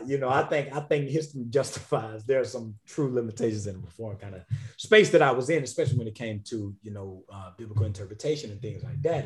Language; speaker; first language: English; native; English